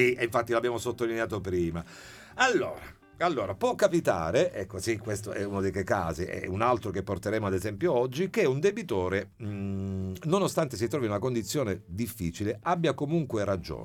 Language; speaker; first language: Italian; native; Italian